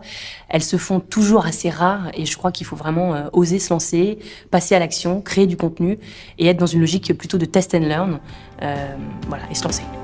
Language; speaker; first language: French; native; French